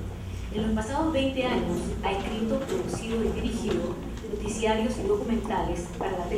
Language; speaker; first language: Spanish; native; Spanish